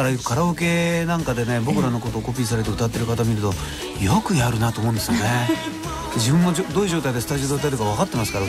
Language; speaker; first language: Japanese; native; Japanese